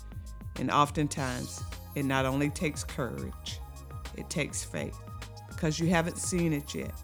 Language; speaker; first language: English; native; English